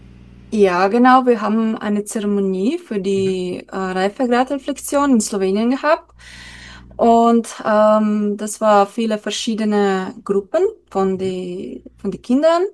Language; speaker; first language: German; non-native, learner; Slovenian